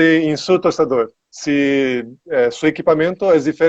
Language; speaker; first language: Spanish; non-native, learner; Portuguese